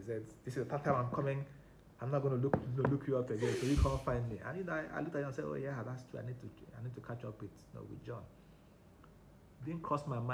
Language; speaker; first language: English; non-native, local second language; Igbo